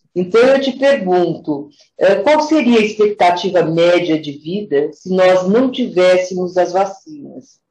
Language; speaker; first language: Portuguese; native; Portuguese